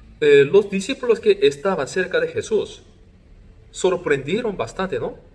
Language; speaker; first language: Spanish; non-native, fluent; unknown